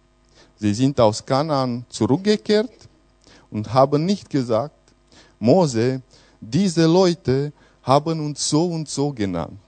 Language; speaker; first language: German; non-native, fluent; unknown